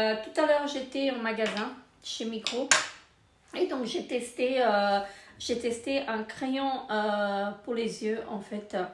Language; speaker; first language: French; native; French